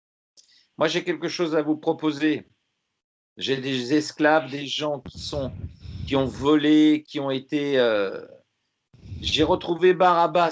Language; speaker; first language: French; native; French